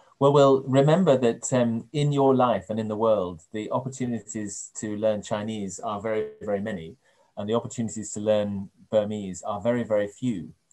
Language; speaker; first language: English; native; English